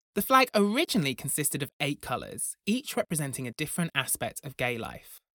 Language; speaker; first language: English; native; English